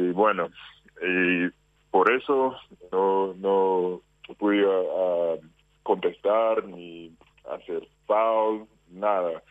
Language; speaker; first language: Spanish; non-native, fluent; English